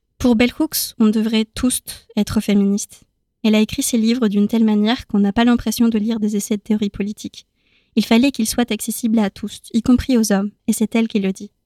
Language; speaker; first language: French; native; French